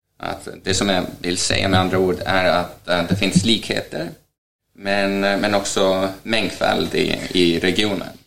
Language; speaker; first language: Swedish; non-native, fluent; Estonian